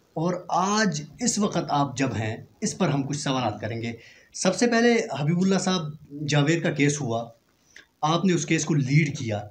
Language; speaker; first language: Urdu; non-native, local second language; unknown